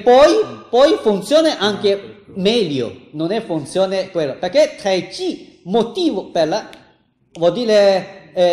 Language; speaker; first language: Italian; non-native, learner; Chinese